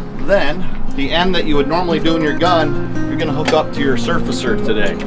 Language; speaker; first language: English; native; English